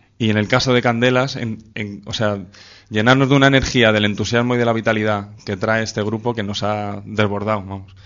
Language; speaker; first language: Spanish; native; Spanish